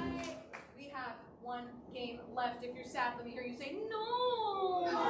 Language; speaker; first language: English; native; English